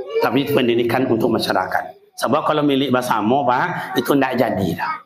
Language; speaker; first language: Malay; native; Malay